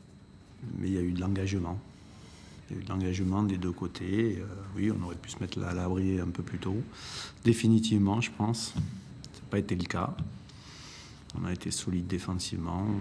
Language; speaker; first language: French; native; French